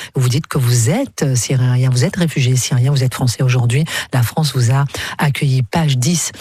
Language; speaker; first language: French; native; French